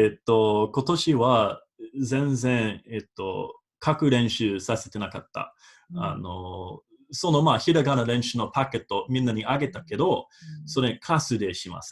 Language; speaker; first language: Japanese; non-native, fluent; English